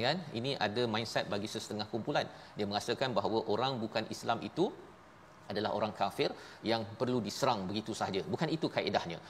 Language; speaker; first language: Malay; native; Malay